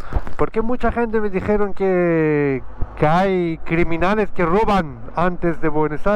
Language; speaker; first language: Spanish; non-native, learner; Persian